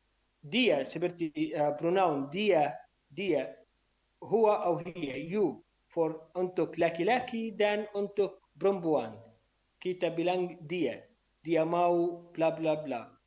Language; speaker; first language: Indonesian; non-native, learner; Arabic